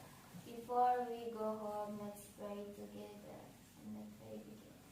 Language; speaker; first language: English; non-native, learner; Indonesian